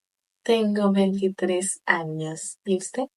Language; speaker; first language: Spanish; non-native, local second language; Haitian Creole